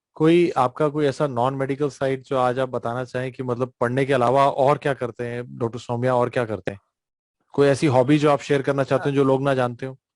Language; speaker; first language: Hindi; native; Hindi